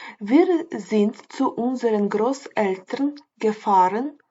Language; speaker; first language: German; non-native, fluent; Ukrainian